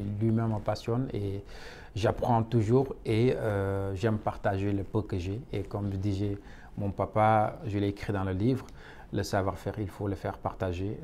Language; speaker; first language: French; non-native, local second language; Wolof